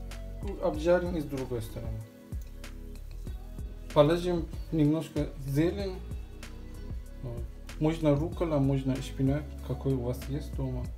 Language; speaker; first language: Russian; non-native, fluent; Persian